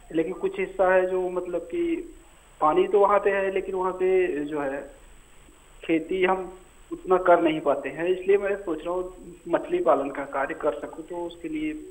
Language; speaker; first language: Hindi; native; Hindi